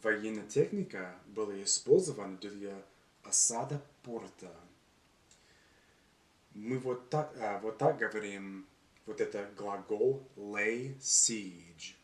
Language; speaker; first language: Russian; non-native, learner; English